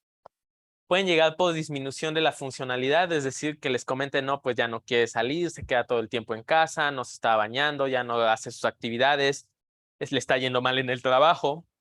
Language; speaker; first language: Spanish; native; Spanish